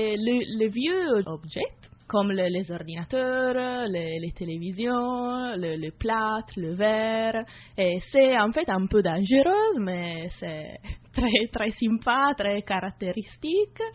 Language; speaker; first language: French; non-native, learner; Italian